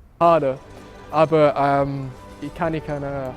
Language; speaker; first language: German; non-native, learner; English